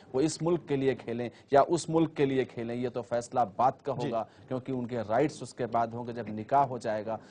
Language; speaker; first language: Hindi; native; Hindi